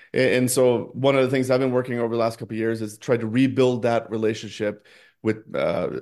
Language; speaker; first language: English; non-native, fluent; Norwegian